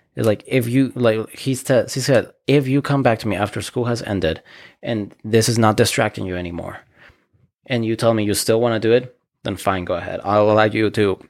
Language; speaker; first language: English; early bilingual, other home language; Spanish